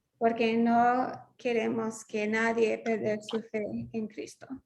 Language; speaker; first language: Spanish; non-native, fluent; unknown